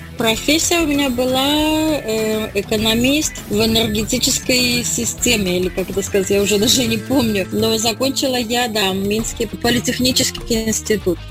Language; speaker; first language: Russian; native; Russian